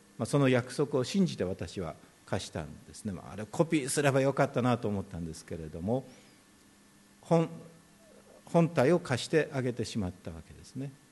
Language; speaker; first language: Japanese; native; Japanese